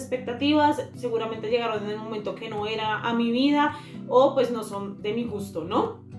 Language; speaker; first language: Spanish; native; Spanish